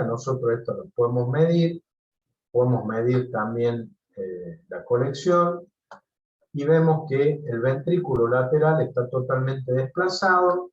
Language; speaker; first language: Spanish; native; Spanish